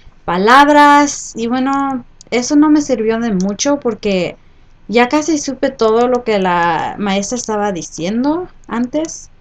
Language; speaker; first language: Spanish; early bilingual, heritage; Spanish